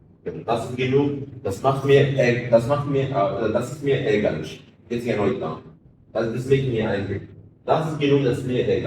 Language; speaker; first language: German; non-native, fluent; Arabic